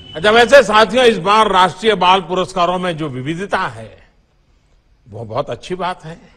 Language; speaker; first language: Hindi; non-native, local second language; Gujarati